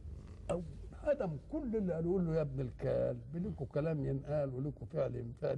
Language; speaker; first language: Arabic; native; Arabic